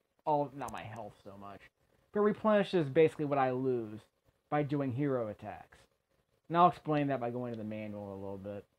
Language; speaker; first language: English; native; English